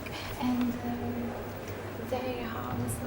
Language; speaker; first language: English; non-native, learner; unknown